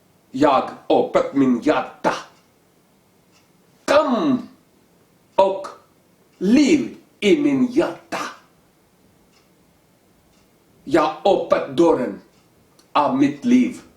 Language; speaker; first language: Swedish; non-native, learner; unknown